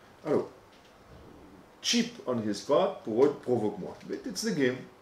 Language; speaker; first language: English; non-native, local second language; Morisyen